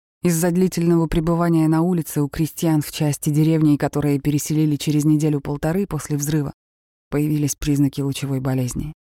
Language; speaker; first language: Russian; native; Russian